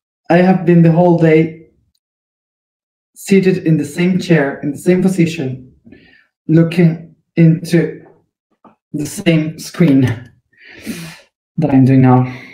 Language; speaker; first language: English; non-native, fluent; Spanish